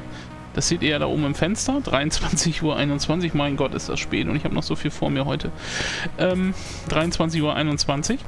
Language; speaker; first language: German; native; German